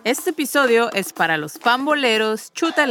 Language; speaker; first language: Spanish; native; Spanish